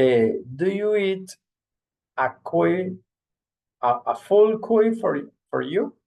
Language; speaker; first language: English; non-native, fluent; Spanish